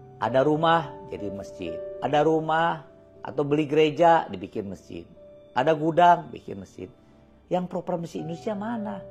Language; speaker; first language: Indonesian; native; Indonesian